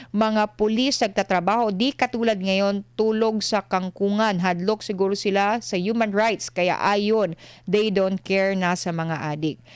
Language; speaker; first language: Filipino; non-native, local second language; Cebuano